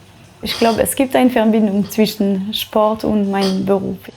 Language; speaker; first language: German; non-native, fluent; French